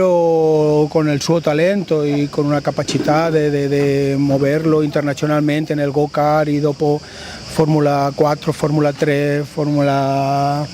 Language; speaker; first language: Italian; non-native, learner; Spanish